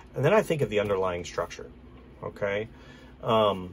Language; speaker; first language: English; native; English